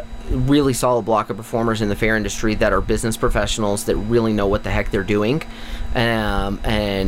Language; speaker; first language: English; native; English